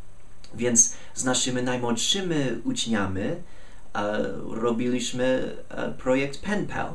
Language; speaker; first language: Polish; non-native, fluent; English